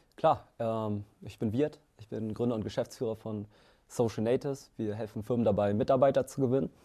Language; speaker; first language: German; early bilingual, other home language; Vietnamese